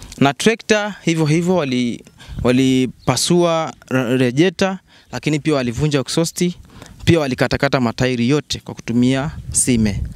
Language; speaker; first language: Swahili; non-native, local second language; Masai